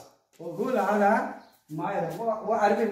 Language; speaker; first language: Arabic; non-native, learner; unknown